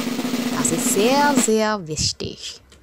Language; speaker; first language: German; non-native, fluent; Indonesian